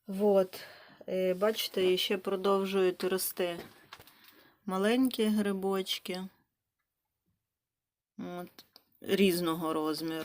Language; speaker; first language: Ukrainian; native; Ukrainian